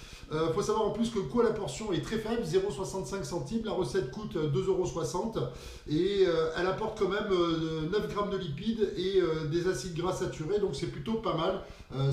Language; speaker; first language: French; native; French